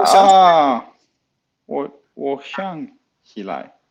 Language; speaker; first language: Chinese; non-native, learner; Swedish